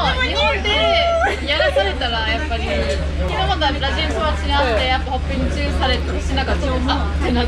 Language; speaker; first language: Japanese; non-native, fluent; Russian